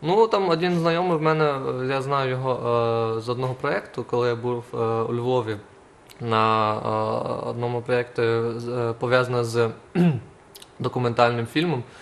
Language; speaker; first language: Ukrainian; non-native, fluent; German